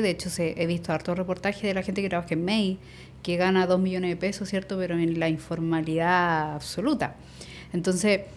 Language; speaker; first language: Spanish; native; Spanish